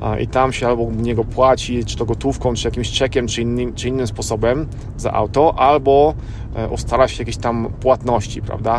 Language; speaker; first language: Polish; native; Polish